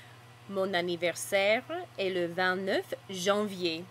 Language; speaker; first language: French; non-native, fluent; English